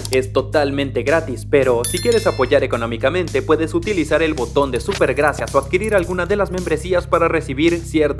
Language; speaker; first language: Spanish; native; Spanish